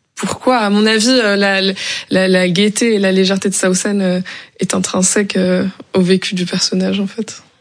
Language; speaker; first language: French; non-native, local second language; Arabic